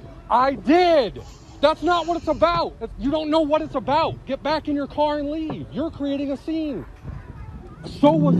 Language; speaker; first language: English; native; English